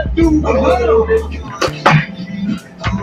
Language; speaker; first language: English; non-native, learner; Indonesian